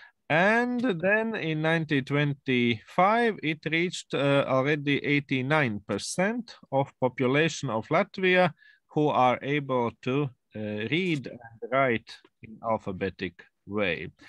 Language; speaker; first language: English; non-native, fluent; Latvian